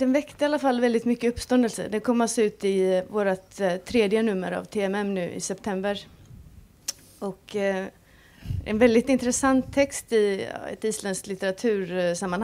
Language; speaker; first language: Swedish; non-native, fluent; Icelandic